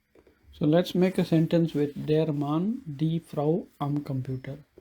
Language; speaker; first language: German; non-native, fluent; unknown